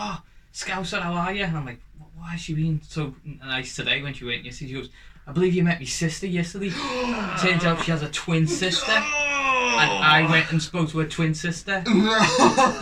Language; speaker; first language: English; native; English